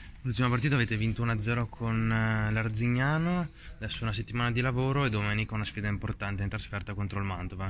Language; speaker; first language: Italian; native; Italian